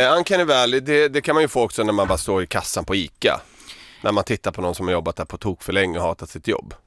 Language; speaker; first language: Swedish; early bilingual, other home language; Serbian